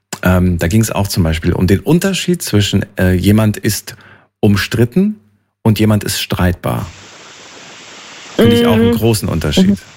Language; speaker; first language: German; native; German